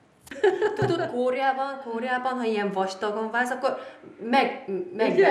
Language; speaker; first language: Hungarian; non-native, fluent; Korean